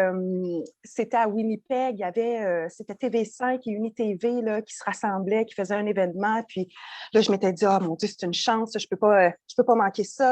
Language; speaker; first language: French; native; French